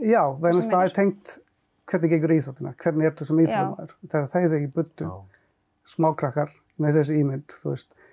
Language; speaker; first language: Icelandic; non-native, fluent; Finnish